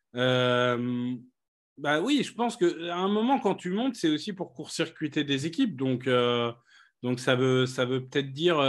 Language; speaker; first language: French; native; French